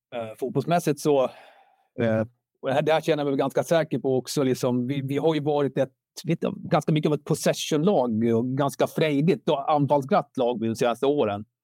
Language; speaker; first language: Swedish; native; Swedish